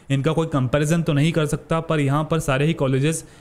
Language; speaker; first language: Hindi; native; Hindi